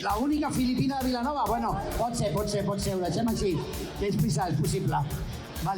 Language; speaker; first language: Catalan; native; Catalan